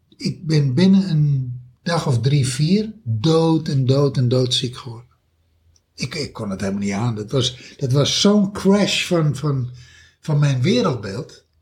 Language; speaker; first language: Dutch; early bilingual, other home language; German